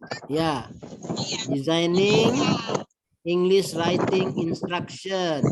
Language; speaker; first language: English; non-native, fluent; Indonesian